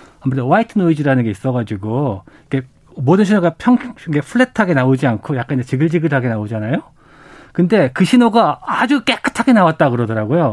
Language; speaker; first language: Korean; native; Korean